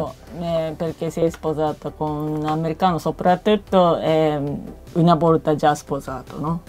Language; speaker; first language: Italian; non-native, learner; Japanese